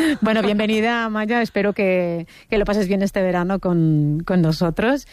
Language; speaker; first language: Spanish; native; Spanish